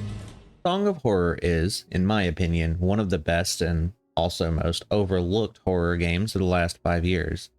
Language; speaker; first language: English; native; English